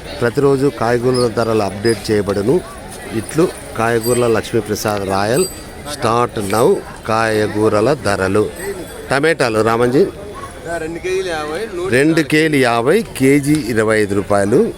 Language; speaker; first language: Telugu; native; Telugu